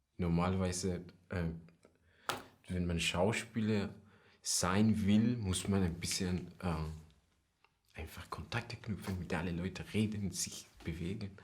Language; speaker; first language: German; non-native, fluent; Persian